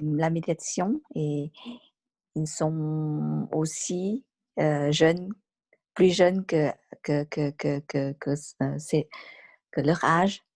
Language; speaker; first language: French; non-native, learner; Vietnamese